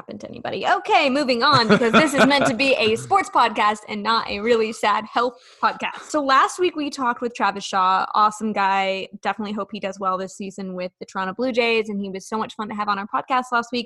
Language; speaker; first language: English; native; English